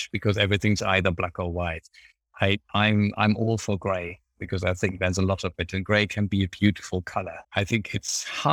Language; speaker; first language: English; non-native, fluent; German